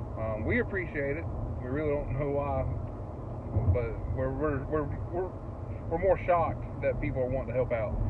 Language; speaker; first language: English; native; English